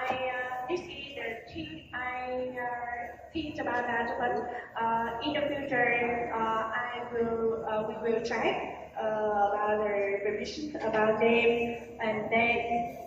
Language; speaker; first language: English; non-native, learner; Vietnamese